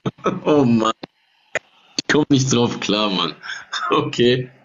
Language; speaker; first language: German; native; German